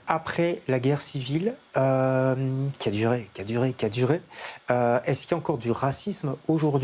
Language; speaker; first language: French; native; French